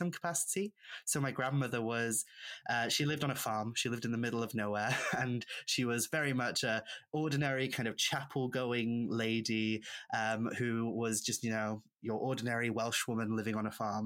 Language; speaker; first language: English; non-native, local second language; Welsh